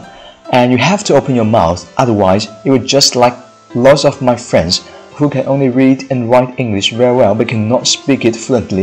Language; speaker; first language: English; non-native, fluent; Chinese